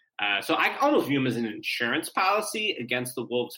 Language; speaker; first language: English; native; English